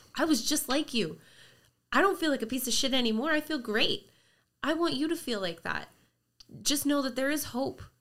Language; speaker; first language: English; native; English